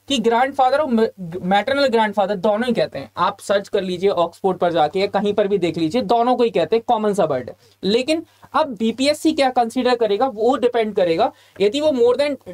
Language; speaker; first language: Hindi; native; Hindi